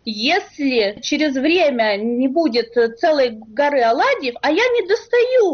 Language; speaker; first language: Russian; native; Russian